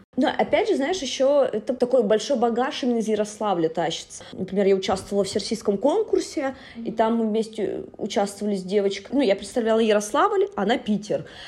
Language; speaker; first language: Russian; native; Russian